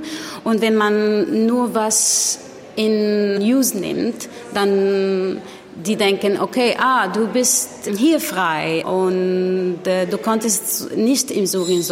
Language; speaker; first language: German; non-native, learner; Arabic